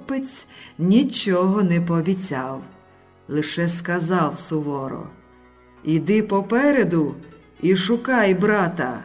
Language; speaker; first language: Ukrainian; native; Ukrainian